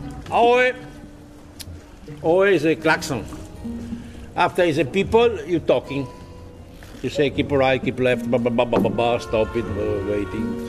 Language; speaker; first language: English; non-native, learner; Italian